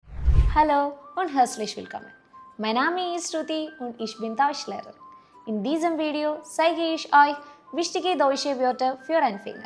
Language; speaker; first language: German; non-native, fluent; Malayalam